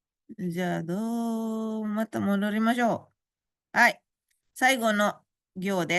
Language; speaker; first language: Japanese; non-native, fluent; Indonesian